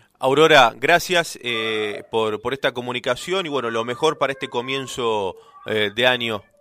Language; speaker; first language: Spanish; native; Spanish